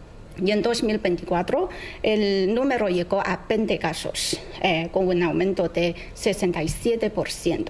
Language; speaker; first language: Spanish; non-native, fluent; Chinese